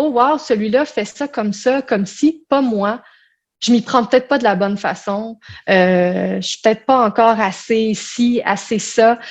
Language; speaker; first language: French; early bilingual, other home language; Portuguese